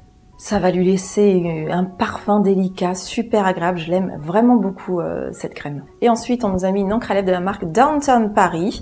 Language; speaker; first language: French; native; French